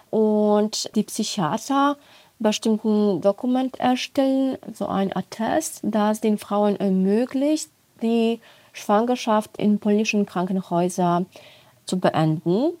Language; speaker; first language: German; non-native, fluent; Polish